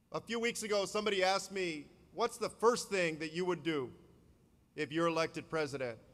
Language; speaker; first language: English; native; English